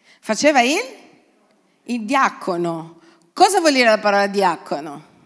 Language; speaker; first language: Italian; non-native, fluent; Portuguese